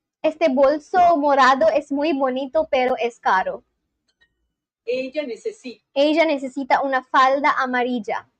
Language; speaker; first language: Spanish; non-native, learner; Bangla